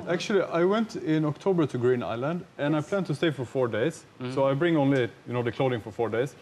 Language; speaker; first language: English; non-native, fluent; Swedish